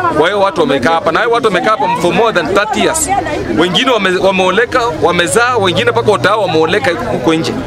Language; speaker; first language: Swahili; non-native, local second language; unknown